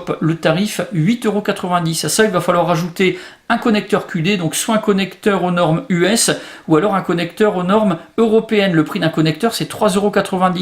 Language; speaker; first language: French; native; French